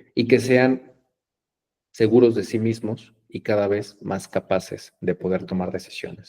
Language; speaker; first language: Spanish; native; Spanish